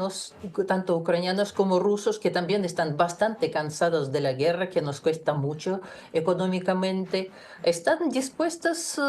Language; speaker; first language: Spanish; non-native, fluent; Russian